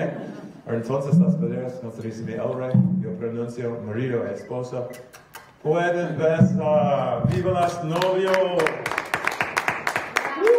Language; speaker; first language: Spanish; non-native, learner; English